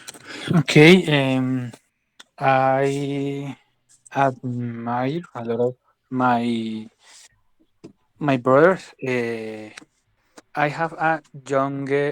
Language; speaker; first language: English; non-native, learner; Spanish